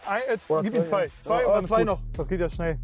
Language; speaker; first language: German; native; German